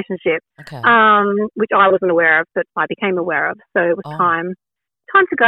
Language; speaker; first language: English; native; English